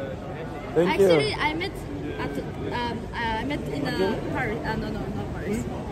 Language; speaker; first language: English; non-native, fluent; Japanese